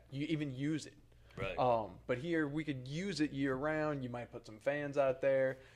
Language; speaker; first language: English; native; English